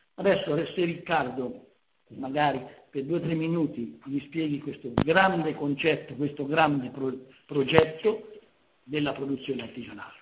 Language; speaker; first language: Italian; native; Italian